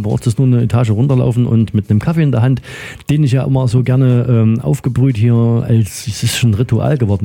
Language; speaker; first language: German; native; German